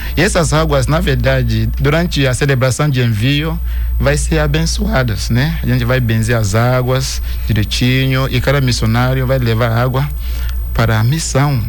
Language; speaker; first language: Portuguese; non-native, fluent; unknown